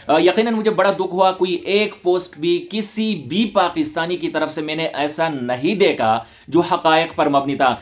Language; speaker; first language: Urdu; non-native, local second language; Pashto